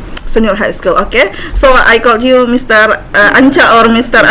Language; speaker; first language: English; non-native, learner; Indonesian